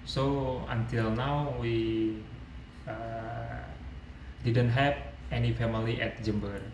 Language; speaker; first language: English; non-native, learner; Indonesian